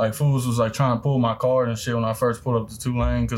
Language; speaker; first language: English; native; English